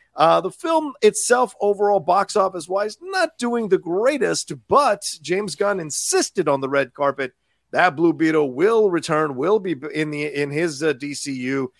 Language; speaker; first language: English; native; English